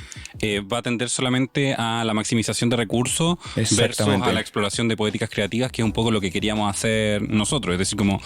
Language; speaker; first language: Spanish; native; Spanish